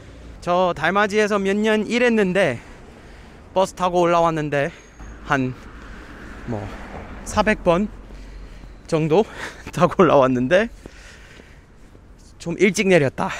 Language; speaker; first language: Korean; non-native, fluent; English